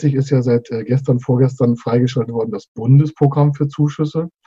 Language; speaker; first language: German; native; German